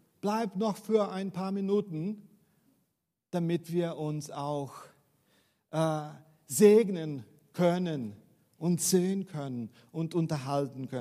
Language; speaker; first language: German; non-native, fluent; Portuguese